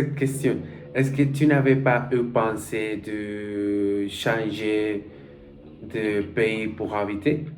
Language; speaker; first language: French; non-native, learner; Spanish